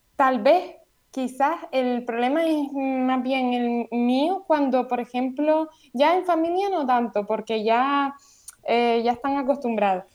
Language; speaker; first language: Spanish; native; Spanish